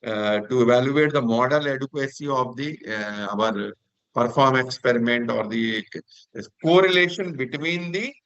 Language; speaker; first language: English; non-native, local second language; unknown